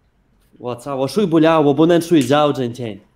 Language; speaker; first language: Chinese; non-native, learner; Russian